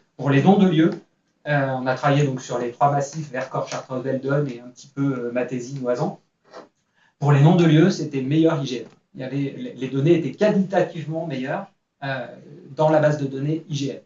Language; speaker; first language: French; native; French